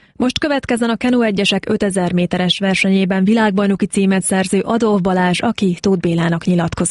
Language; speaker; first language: Hungarian; native; Hungarian